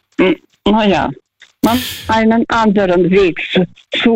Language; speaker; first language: German; non-native, fluent; Russian